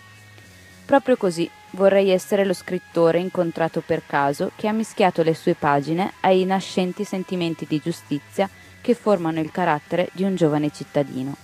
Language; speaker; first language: Italian; native; Italian